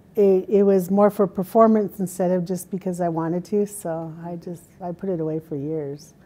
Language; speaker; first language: English; native; English